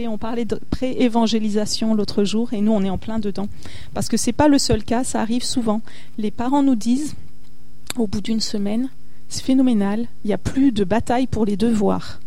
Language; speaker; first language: French; native; French